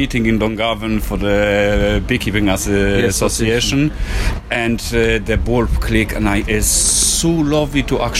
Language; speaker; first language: English; non-native, fluent; Polish